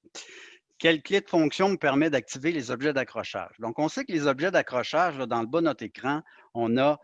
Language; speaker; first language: French; native; French